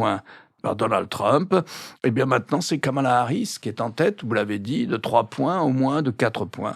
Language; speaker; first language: French; native; French